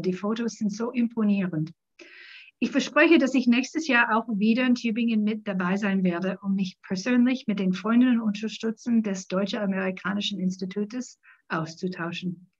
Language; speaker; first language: German; non-native, fluent; English